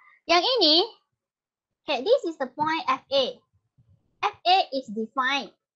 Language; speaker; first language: English; non-native, local second language; Malay